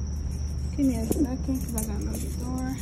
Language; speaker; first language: English; native; English